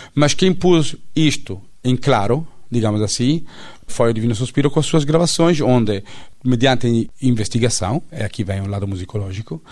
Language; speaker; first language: Portuguese; non-native, fluent; Italian